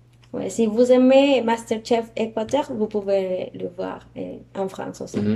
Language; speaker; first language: French; non-native, learner; Spanish